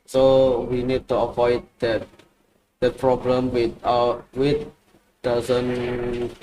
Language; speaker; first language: English; non-native, learner; Indonesian